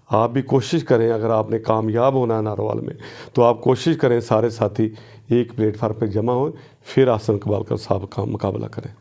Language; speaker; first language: Urdu; non-native, local second language; Punjabi